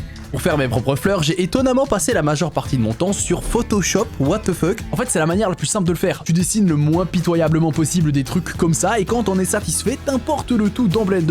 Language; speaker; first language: French; native; French